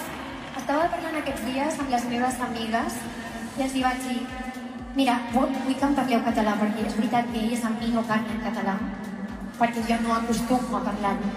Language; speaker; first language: Catalan; non-native, local second language; Spanish